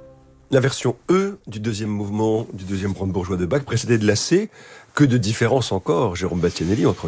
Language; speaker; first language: French; native; French